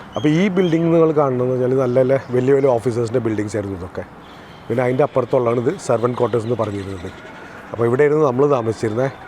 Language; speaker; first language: Malayalam; early bilingual, heritage; Malayalam